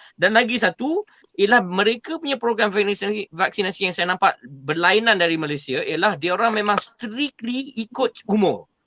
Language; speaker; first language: Malay; native; Malay